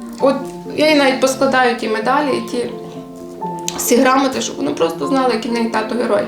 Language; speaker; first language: Ukrainian; native; Ukrainian